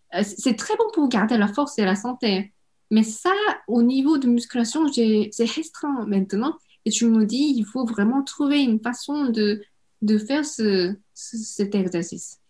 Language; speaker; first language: French; non-native, fluent; Korean